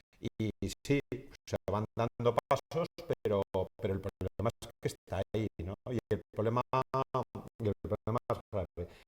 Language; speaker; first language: Spanish; native; Spanish